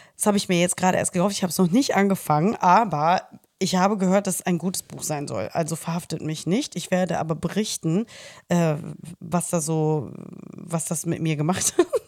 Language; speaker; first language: German; early bilingual, other home language; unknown